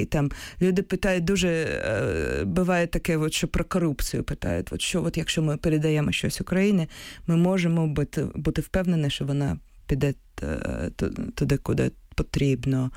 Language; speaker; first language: Ukrainian; non-native, local second language; Russian